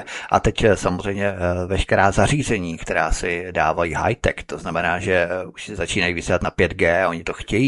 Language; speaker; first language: Czech; native; Czech